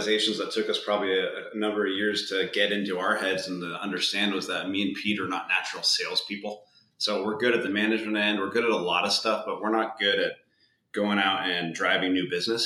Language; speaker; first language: English; native; English